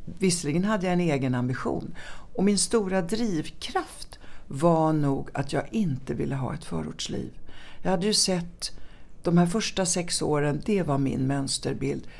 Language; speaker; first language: Swedish; early bilingual, other home language; Italian